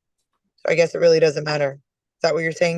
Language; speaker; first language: English; native; English